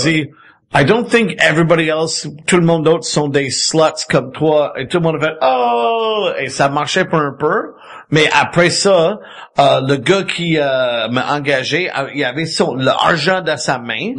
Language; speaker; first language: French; non-native, fluent; English